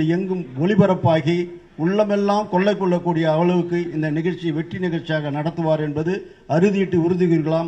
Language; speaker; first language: Tamil; native; Tamil